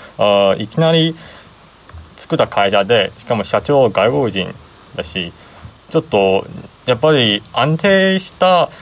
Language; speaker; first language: Japanese; non-native, fluent; Chinese